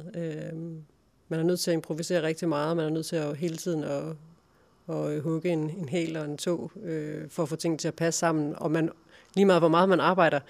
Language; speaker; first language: Danish; native; Danish